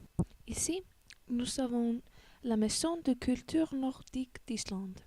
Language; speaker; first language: French; non-native, learner; Icelandic